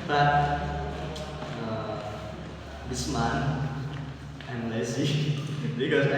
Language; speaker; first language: English; non-native, learner; Indonesian